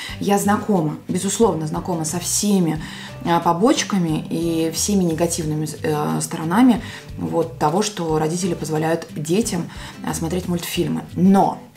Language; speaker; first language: Russian; non-native, local second language; Latvian